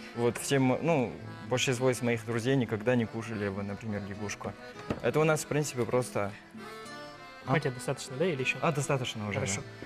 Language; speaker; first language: Russian; non-native, fluent; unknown